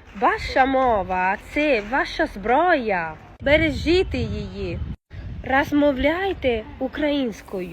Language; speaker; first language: Ukrainian; non-native, learner; Italian